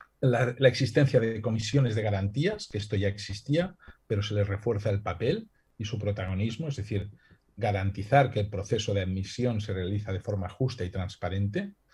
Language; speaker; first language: Spanish; non-native, local second language; Catalan